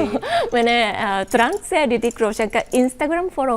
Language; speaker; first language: Hindi; non-native, learner; Japanese